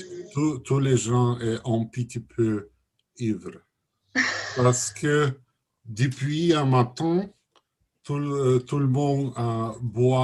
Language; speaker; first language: French; non-native, learner; Russian